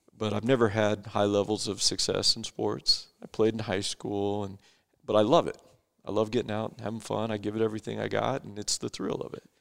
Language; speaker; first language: English; native; English